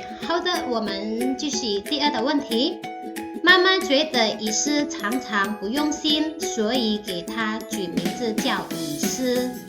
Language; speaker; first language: Chinese; non-native, fluent; Indonesian